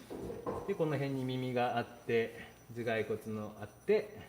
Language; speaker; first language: Japanese; native; Japanese